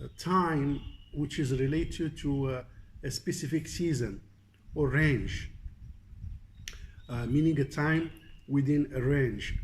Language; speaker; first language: English; non-native, fluent; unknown